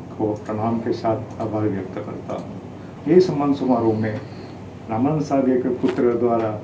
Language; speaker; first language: Hindi; non-native, local second language; Gujarati